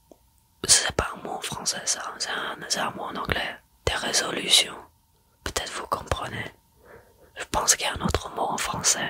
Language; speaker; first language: French; early bilingual, heritage; French